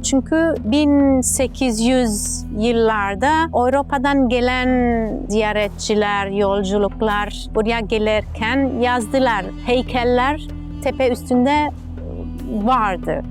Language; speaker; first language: Turkish; non-native, learner; Italian